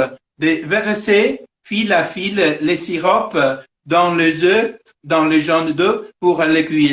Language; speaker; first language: French; non-native, fluent; Italian